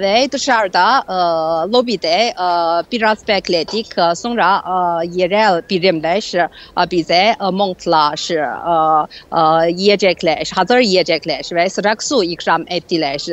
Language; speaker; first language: Turkish; non-native, fluent; Chinese